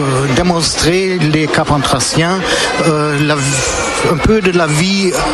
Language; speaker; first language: French; non-native, learner; German